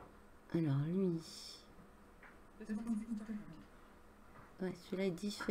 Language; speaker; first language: French; native; French